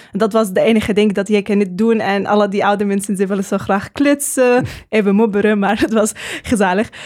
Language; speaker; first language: Dutch; non-native, learner; Arabic